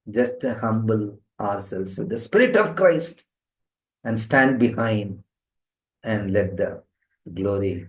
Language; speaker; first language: English; non-native, local second language; Telugu